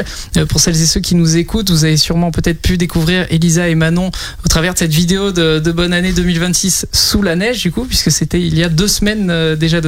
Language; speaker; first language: French; native; French